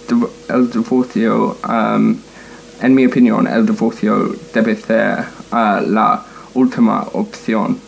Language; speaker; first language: Spanish; non-native, learner; English